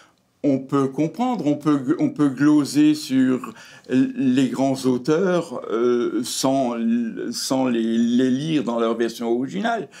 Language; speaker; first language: French; native; French